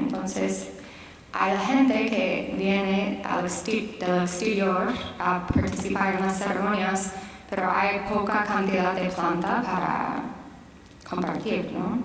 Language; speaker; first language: Spanish; non-native, fluent; English